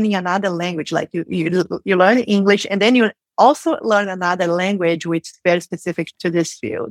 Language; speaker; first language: English; non-native, fluent; Portuguese